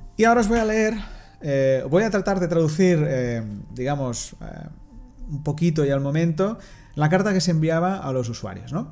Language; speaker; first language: Spanish; non-native, local second language; Catalan